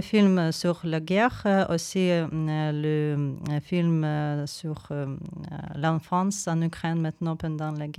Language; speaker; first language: French; non-native, learner; Ukrainian